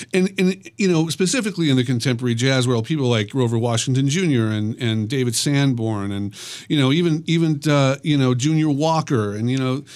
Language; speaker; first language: English; native; English